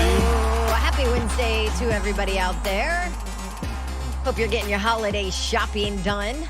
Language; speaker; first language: English; native; English